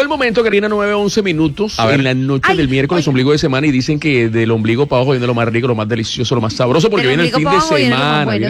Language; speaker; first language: Spanish; native; Spanish